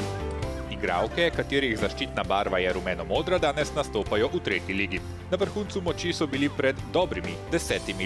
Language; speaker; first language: Slovenian; native; Slovenian